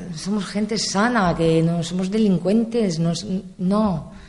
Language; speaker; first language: Spanish; non-native, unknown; Italian